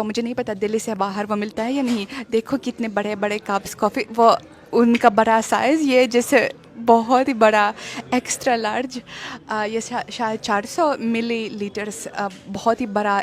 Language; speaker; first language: Hindi; non-native, learner; Russian